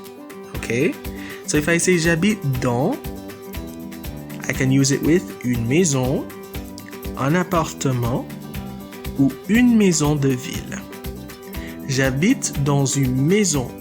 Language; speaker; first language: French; non-native, fluent; English